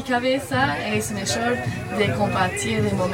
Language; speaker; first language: Spanish; non-native, learner; French